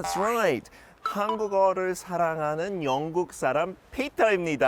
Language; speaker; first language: Korean; non-native, learner; English